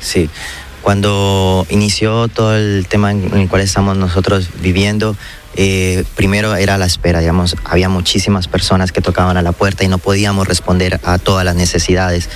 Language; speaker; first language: Spanish; native; Spanish